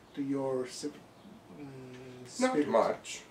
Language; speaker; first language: English; non-native, fluent; Russian